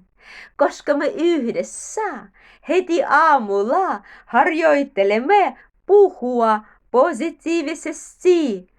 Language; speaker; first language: Finnish; non-native, learner; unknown